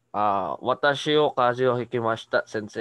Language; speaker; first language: Japanese; non-native, learner; Filipino